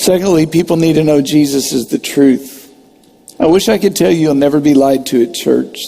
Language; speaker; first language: English; native; English